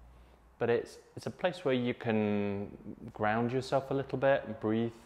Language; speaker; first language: English; native; English